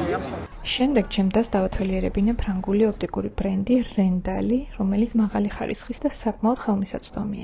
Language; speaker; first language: Georgian; native; Georgian